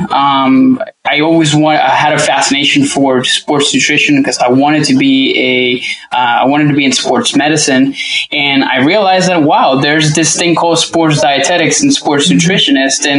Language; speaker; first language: English; non-native, fluent; Spanish